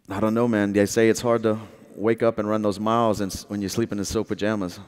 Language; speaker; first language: English; native; English